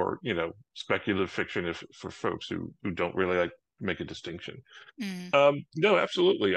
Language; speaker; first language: English; native; English